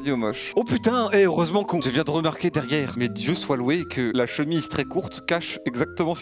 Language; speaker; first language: French; native; French